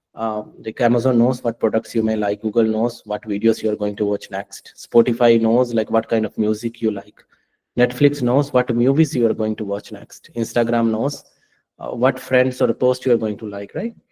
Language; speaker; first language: English; non-native, local second language; Punjabi